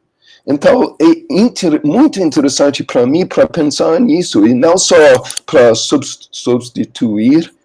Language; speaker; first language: Portuguese; non-native, learner; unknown